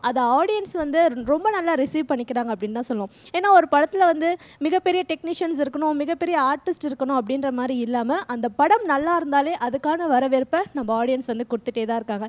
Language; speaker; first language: Tamil; native; Tamil